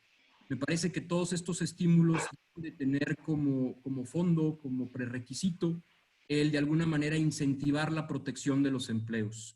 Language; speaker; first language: Spanish; native; Spanish